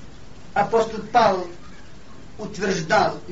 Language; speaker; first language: Polish; non-native, learner; Russian